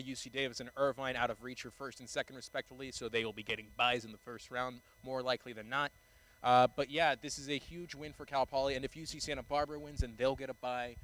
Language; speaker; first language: English; early bilingual, other home language; Spanish